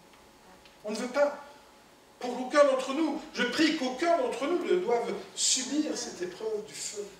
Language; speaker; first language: French; native; French